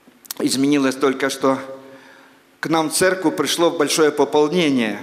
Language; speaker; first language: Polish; non-native, learner; Russian